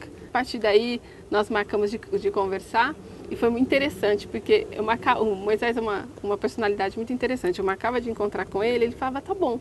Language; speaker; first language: Portuguese; native; Portuguese